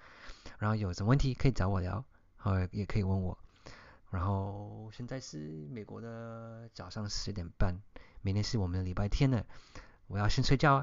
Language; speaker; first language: Chinese; early bilingual, heritage; English